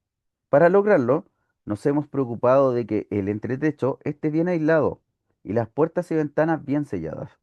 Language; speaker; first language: Spanish; native; Spanish